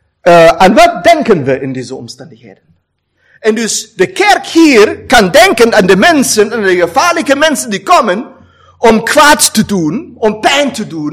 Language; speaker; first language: Dutch; non-native, fluent; German